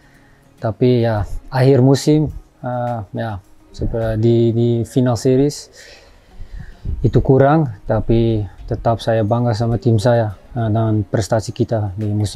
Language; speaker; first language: Indonesian; non-native, fluent; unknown